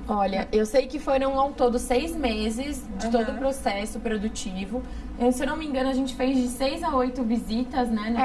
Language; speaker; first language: Portuguese; native; Portuguese